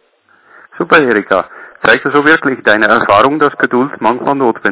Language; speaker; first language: German; native; German